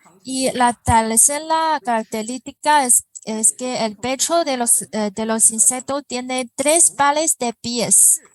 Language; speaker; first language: Spanish; non-native, fluent; Chinese